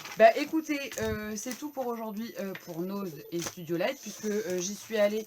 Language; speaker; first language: French; native; French